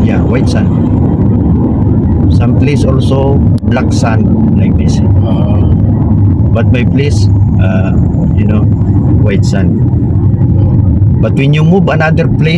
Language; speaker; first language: English; non-native, learner; Filipino